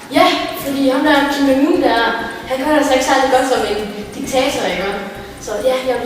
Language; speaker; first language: Danish; native; Danish